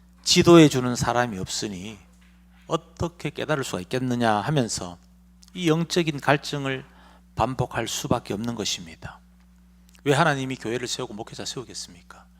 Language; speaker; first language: Korean; native; Korean